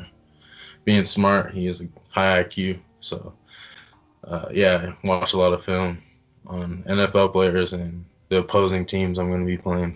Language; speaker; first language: English; native; English